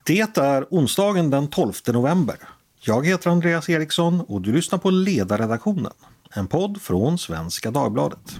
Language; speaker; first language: Swedish; native; Swedish